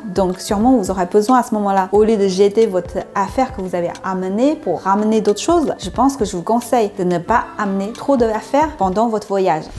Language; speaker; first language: French; non-native, fluent; Chinese